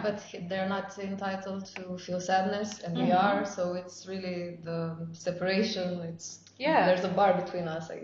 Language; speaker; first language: English; non-native, fluent; Romanian